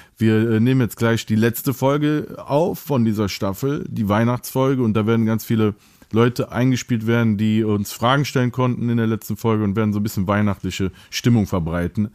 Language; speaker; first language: German; native; German